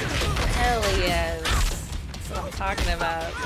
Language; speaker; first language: English; native; English